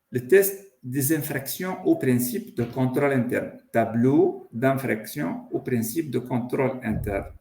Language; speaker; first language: French; non-native, local second language; Arabic